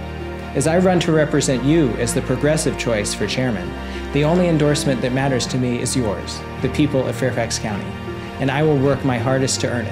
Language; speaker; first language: English; native; English